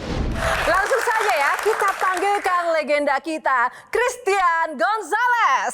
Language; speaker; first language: Indonesian; native; Indonesian